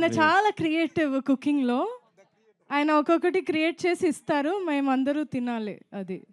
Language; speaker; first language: Telugu; non-native, fluent; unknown